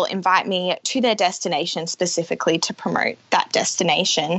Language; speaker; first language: English; native; English